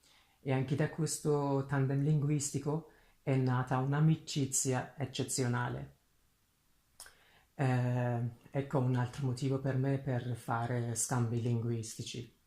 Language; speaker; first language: Italian; non-native, fluent; Persian